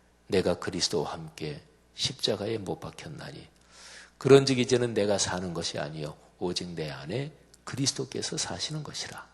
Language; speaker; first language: Korean; native; Korean